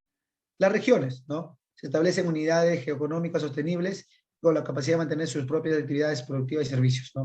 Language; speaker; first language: Spanish; native; Spanish